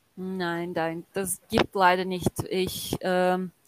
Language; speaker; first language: German; non-native, fluent; Portuguese